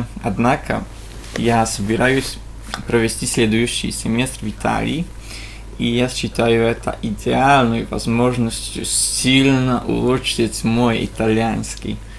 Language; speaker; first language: Russian; non-native, fluent; Polish